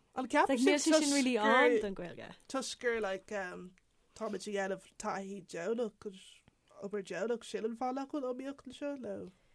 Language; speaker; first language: Irish; non-native, local second language; English